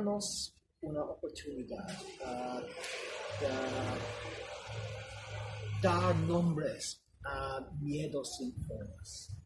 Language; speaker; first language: Spanish; non-native, learner; English